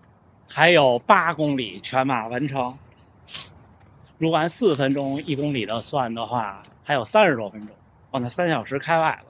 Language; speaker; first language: Chinese; native; Chinese